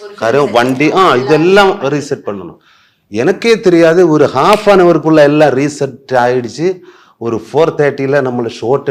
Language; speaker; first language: Tamil; non-native, learner; Malayalam